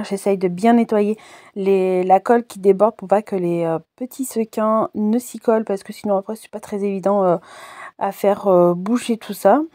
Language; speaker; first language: French; native; French